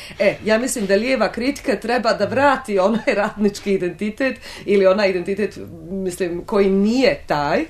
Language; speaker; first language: Bosnian; native; Bosnian